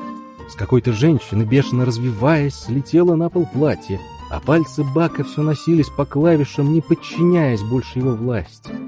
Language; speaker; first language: Russian; native; Russian